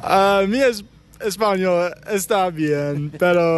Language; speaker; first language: Spanish; non-native, learner; English